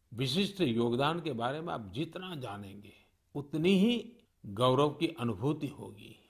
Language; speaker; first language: Hindi; non-native, local second language; Gujarati